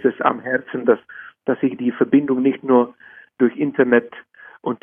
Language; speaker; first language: German; non-native, fluent; Czech